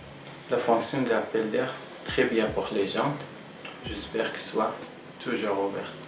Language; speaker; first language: French; non-native, learner; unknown